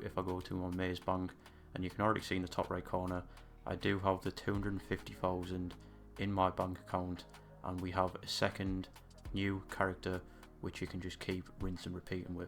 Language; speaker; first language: English; native; English